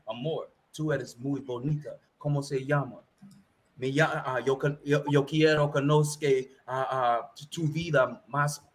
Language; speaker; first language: Spanish; non-native, learner; English